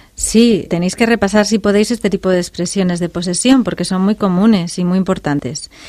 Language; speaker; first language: Spanish; native; Spanish